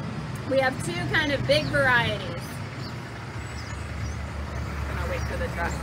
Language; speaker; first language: English; native; English